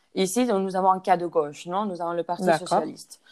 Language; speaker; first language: French; non-native, fluent; Spanish